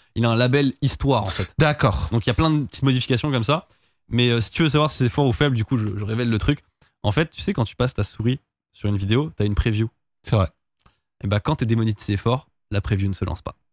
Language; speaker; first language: French; native; French